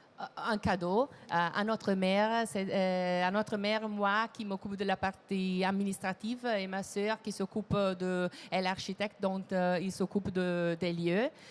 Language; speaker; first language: French; non-native, fluent; Italian